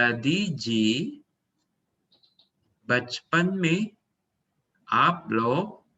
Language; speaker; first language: Hindi; non-native, fluent; Indonesian